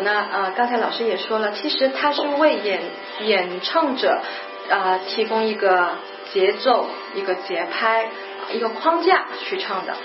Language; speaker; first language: Chinese; non-native, local second language; Cantonese